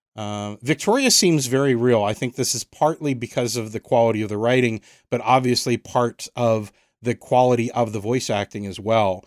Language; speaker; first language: English; native; English